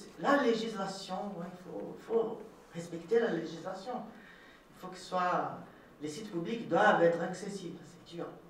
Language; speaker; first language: French; non-native, fluent; Portuguese